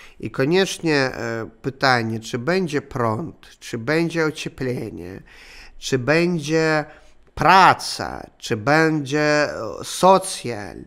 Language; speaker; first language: Polish; non-native, learner; Russian